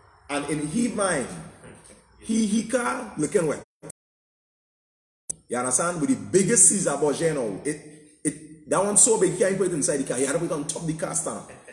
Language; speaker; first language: English; native; English